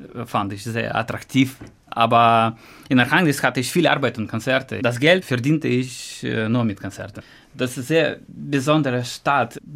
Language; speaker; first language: German; non-native, learner; Russian